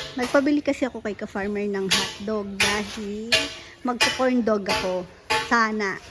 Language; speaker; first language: Filipino; native; Filipino